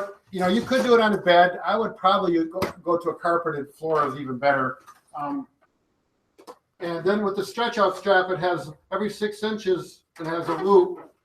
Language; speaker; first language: English; native; English